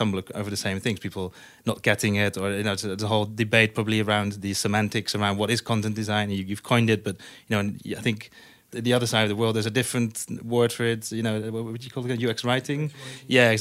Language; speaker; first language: English; non-native, fluent; Dutch